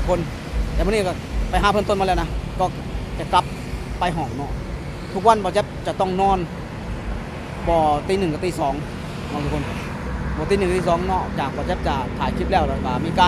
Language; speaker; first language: Thai; non-native, local second language; Northeastern Thai